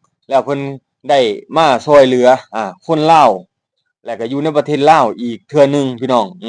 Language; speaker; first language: Thai; non-native, local second language; Northeastern Thai